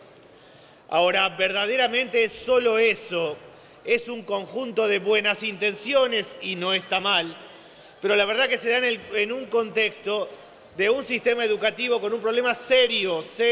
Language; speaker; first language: Spanish; native; Spanish